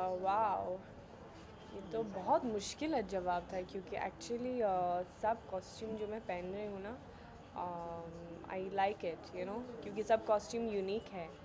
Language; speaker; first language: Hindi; non-native, fluent; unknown